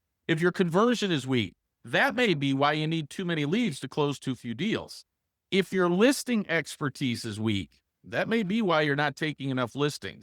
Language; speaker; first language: English; native; English